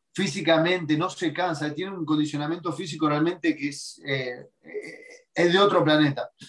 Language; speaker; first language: Spanish; native; Spanish